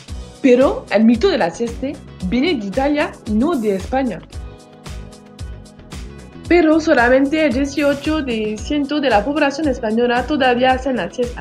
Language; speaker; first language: Spanish; non-native, learner; French